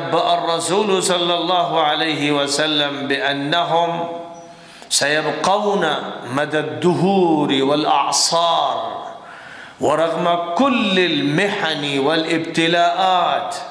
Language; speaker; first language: Arabic; non-native, fluent; Urdu